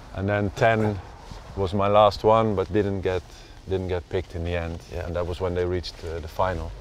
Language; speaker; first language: English; non-native, fluent; Dutch